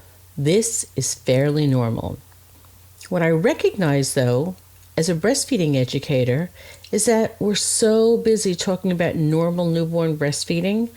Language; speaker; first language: English; native; English